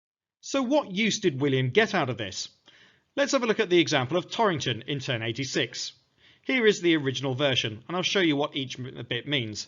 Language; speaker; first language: English; native; English